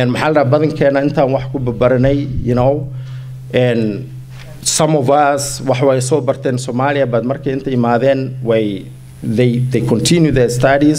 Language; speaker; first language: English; early bilingual, heritage; Somali